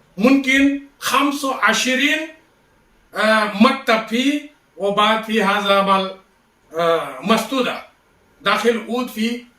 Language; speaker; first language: Arabic; non-native, learner; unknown